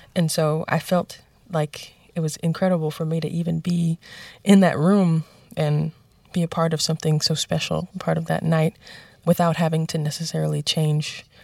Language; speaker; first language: English; native; English